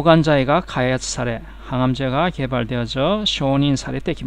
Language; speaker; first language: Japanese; non-native, fluent; Korean